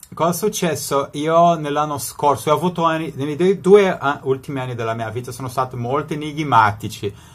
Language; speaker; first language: Italian; non-native, fluent; Spanish